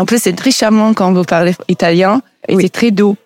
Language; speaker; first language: French; non-native, learner; Italian